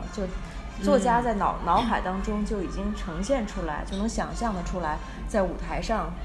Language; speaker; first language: Chinese; native; Chinese